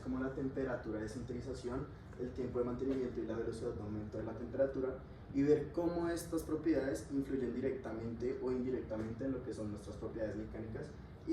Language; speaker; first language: Spanish; native; Spanish